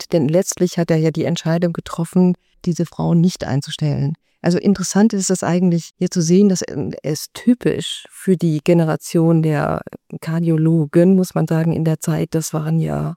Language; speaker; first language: German; native; German